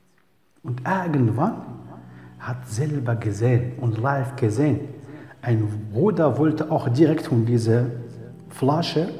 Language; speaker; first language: German; non-native, learner; Arabic